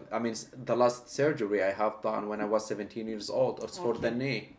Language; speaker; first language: English; non-native, fluent; Arabic